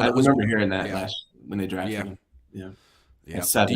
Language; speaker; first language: English; native; English